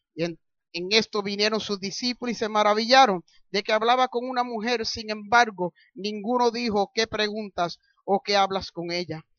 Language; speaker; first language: Spanish; early bilingual, heritage; Spanish